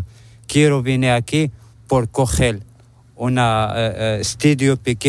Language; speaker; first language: Spanish; non-native, learner; Arabic